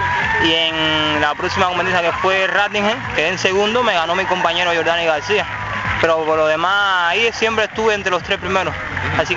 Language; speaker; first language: Spanish; native; Spanish